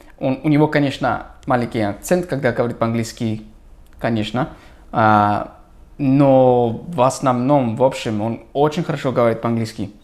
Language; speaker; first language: Russian; non-native, fluent; English